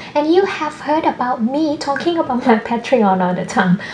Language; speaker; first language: English; non-native, fluent; Thai